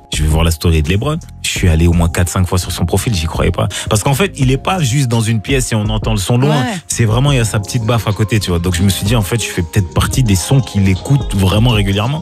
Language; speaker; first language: French; early bilingual, other home language; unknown